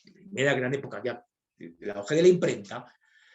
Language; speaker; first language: Spanish; native; Spanish